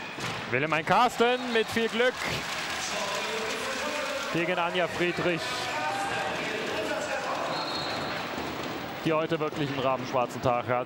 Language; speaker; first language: German; native; German